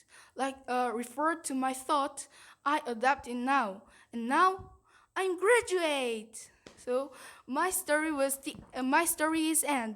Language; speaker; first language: English; non-native, learner; Korean